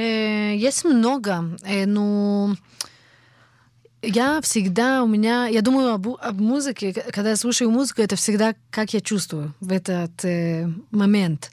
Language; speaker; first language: Russian; early bilingual, heritage; Russian